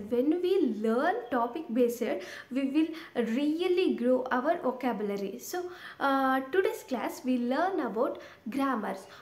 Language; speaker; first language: English; non-native, local second language; Kannada